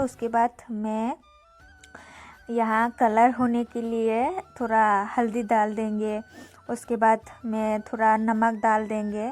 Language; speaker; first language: Hindi; non-native, local second language; Kok Borok